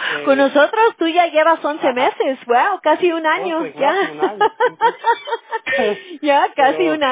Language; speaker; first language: Spanish; early bilingual, heritage; Spanish